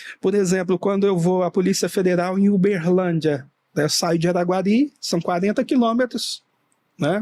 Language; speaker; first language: Portuguese; native; Portuguese